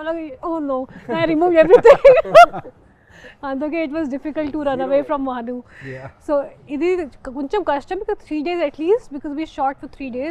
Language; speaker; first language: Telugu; non-native, local second language; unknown